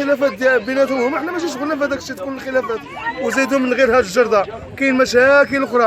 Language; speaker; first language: Arabic; native; Arabic